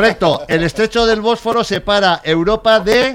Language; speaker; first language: Spanish; native; Spanish